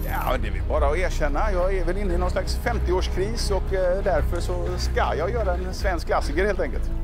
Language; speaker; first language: Swedish; native; Swedish